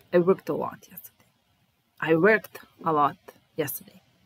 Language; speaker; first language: English; non-native, fluent; Serbian